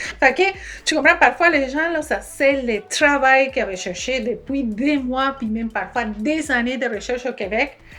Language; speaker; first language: French; non-native, fluent; Spanish